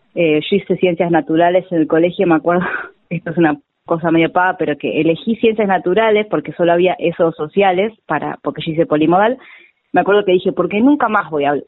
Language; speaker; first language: Spanish; native; Spanish